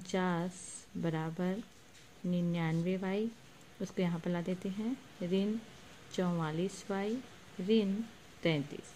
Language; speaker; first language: Hindi; native; Hindi